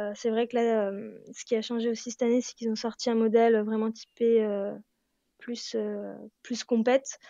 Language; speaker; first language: French; native; French